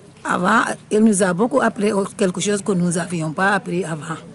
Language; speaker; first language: French; non-native, learner; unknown